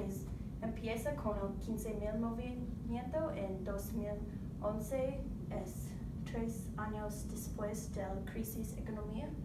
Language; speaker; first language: Spanish; non-native, learner; English